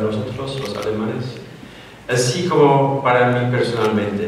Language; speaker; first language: Spanish; non-native, fluent; German